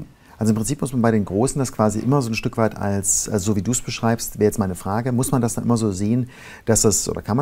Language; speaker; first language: German; native; German